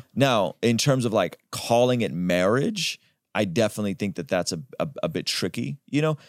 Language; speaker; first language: English; early bilingual, other home language; Armenian